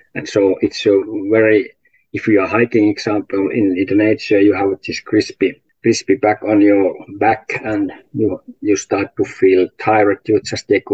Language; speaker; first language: English; non-native, learner; Finnish